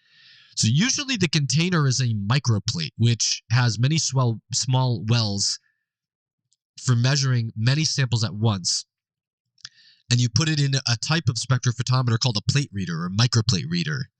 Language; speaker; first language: English; native; English